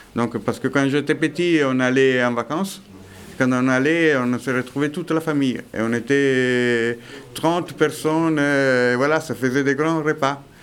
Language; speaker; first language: French; non-native, fluent; Italian